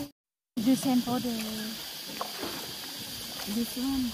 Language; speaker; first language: English; non-native, learner; Vietnamese